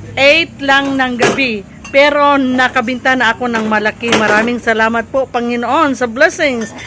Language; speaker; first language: Filipino; non-native, local second language; Cebuano